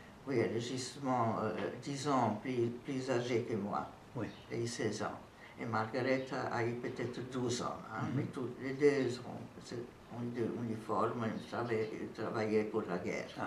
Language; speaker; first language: French; non-native, fluent; Serbian